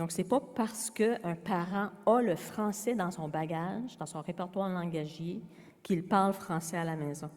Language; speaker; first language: French; native; French